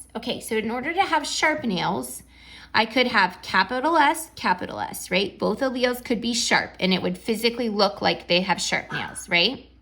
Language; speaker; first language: English; native; English